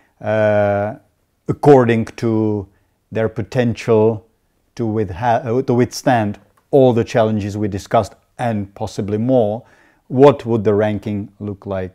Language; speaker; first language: English; non-native, fluent; Czech